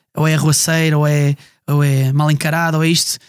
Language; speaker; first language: Portuguese; native; Portuguese